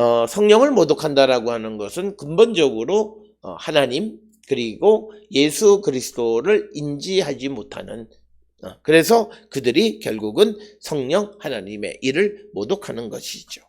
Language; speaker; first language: Korean; native; Korean